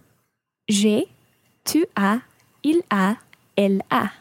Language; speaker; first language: French; non-native, learner; English